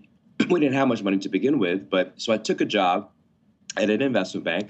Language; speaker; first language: English; native; English